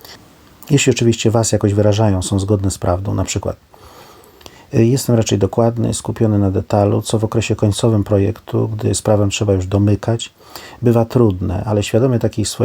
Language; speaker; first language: Polish; native; Polish